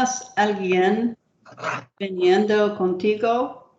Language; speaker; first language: Spanish; non-native, learner; English